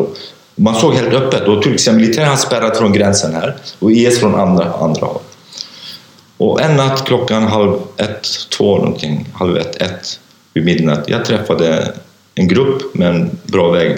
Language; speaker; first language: Swedish; non-native, fluent; Kurdish